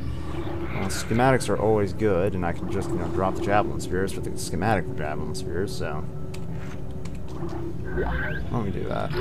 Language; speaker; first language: English; native; English